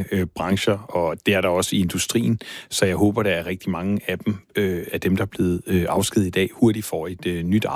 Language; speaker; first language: Danish; native; Danish